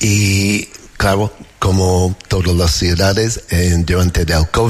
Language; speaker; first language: Spanish; non-native, learner; English